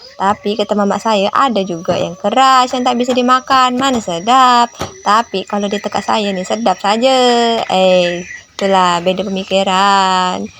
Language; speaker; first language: Malay; native; Malay